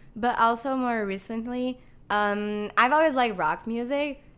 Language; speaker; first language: English; non-native, fluent; Portuguese